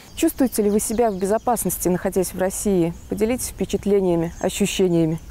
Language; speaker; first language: Russian; native; Russian